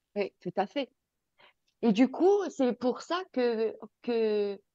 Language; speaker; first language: French; native; French